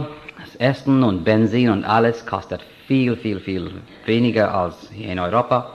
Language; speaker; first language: German; non-native, fluent; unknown